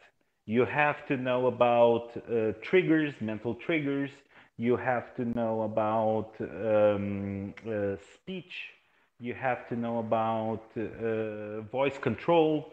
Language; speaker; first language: English; non-native, fluent; Portuguese